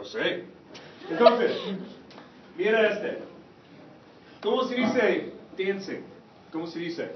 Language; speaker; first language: Spanish; non-native, fluent; English